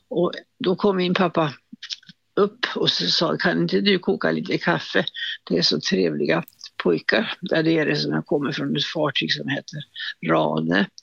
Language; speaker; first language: Swedish; native; Swedish